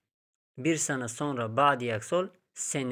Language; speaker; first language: Turkish; non-native, fluent; Tajik